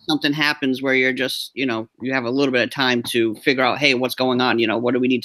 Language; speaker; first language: English; native; English